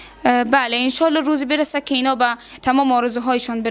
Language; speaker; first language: Persian; native; Persian